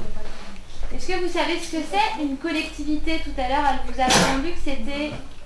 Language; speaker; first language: French; native; French